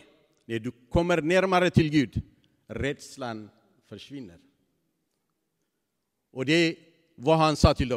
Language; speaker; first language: Swedish; non-native, fluent; Tigrinya